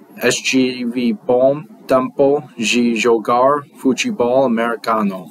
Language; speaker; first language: Portuguese; non-native, learner; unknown